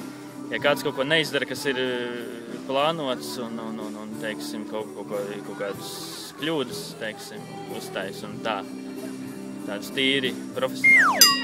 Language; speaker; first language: Latvian; native; Latvian